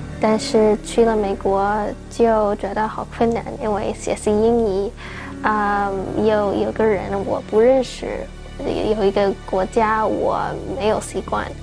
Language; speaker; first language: Chinese; non-native, learner; English